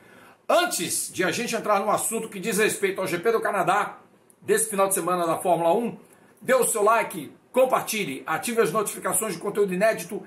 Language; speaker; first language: Portuguese; native; Portuguese